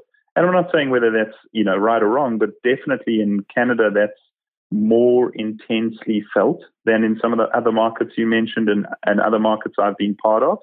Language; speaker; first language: English; native; English